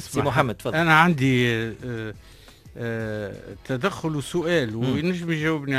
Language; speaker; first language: Arabic; native; Arabic